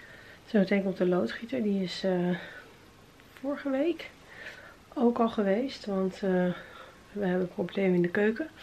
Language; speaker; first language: Dutch; native; Dutch